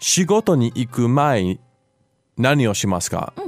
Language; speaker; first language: Japanese; non-native, fluent; English